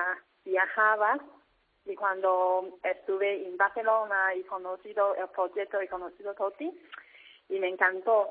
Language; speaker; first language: Spanish; non-native, learner; Cantonese